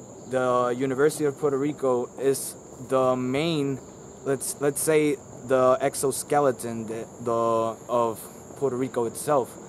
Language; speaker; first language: English; non-native, local second language; Spanish